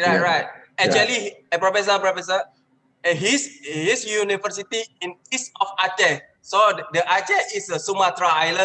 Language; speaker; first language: English; non-native, learner; Indonesian